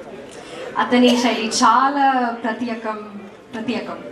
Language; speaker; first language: Telugu; non-native, learner; Malayalam